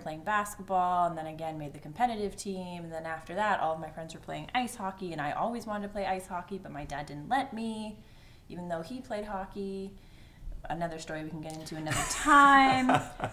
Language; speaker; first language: English; native; English